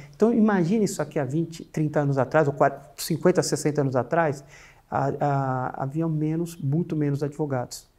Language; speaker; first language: Portuguese; native; Portuguese